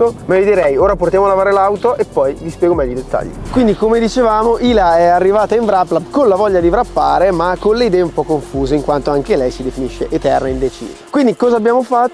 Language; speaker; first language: Italian; native; Italian